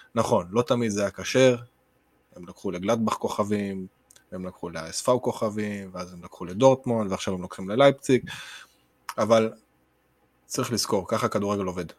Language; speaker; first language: Hebrew; native; Hebrew